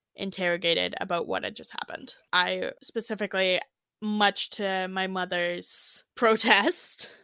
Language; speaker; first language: English; native; English